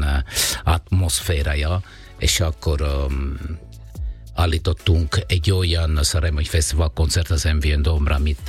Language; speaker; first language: Hungarian; non-native, fluent; Italian